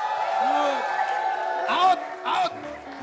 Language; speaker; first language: English; non-native, learner; Indonesian